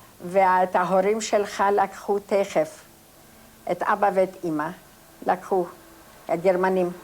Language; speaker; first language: Hebrew; non-native, fluent; Polish